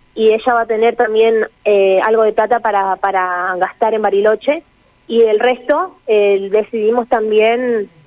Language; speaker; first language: Spanish; native; Spanish